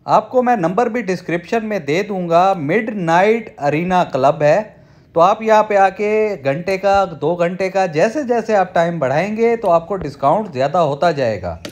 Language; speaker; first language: Urdu; native; Urdu